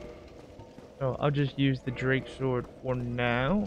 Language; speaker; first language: English; native; English